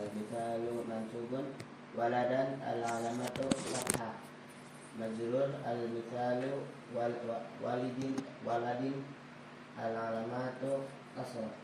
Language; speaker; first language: Arabic; non-native, learner; Indonesian